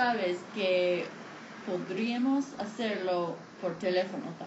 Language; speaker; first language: Spanish; non-native, fluent; English